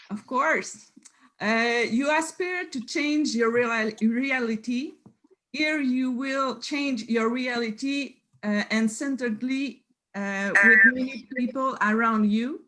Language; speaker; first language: English; non-native, learner; French